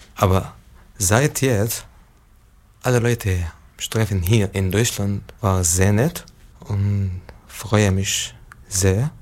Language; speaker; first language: German; non-native, learner; Arabic